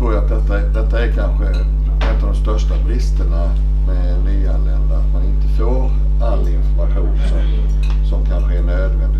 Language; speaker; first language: Swedish; native; Swedish